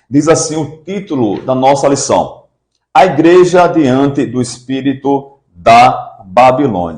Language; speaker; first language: Portuguese; native; Portuguese